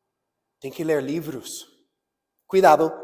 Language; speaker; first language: Portuguese; non-native, fluent; English